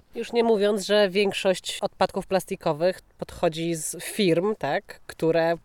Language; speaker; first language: Polish; native; Polish